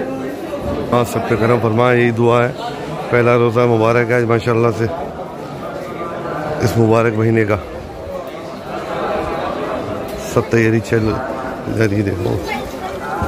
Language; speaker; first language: Urdu; native; Urdu